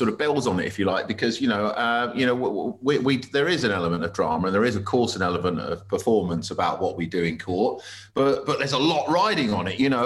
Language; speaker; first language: English; native; English